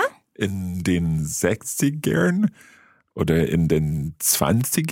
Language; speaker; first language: German; non-native, learner; English